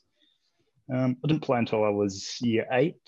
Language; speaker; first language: English; native; English